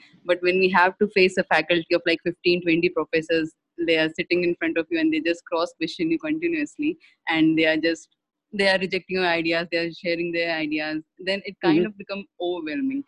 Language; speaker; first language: English; non-native, local second language; Hindi